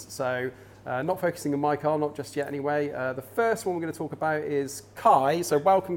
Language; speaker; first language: English; native; English